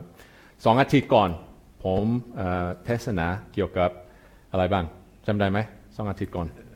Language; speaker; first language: Thai; non-native, fluent; English